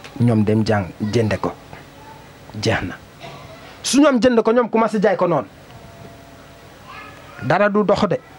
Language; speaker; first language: Wolof; non-native, learner; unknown